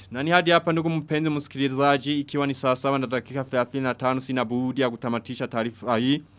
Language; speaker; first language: Swahili; non-native, local second language; Rundi